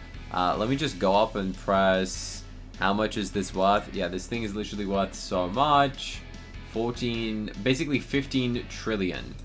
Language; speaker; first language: English; native; English